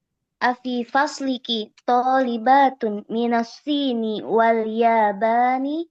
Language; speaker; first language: Arabic; non-native, learner; Indonesian